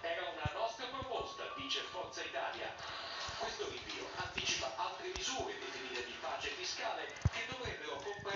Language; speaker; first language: Italian; native; Italian